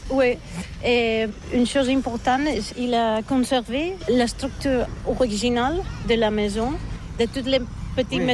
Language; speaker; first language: French; non-native, learner; Catalan